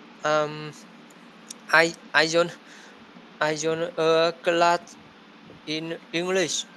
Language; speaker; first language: English; non-native, learner; Vietnamese